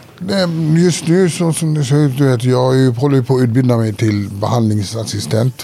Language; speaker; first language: Swedish; early bilingual, other home language; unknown